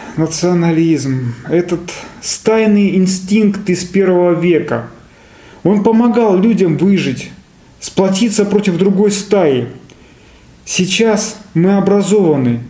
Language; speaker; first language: Russian; native; Russian